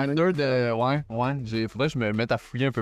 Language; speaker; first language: French; native; French